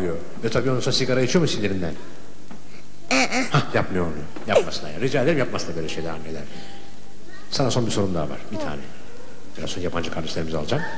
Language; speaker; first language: Turkish; native; Turkish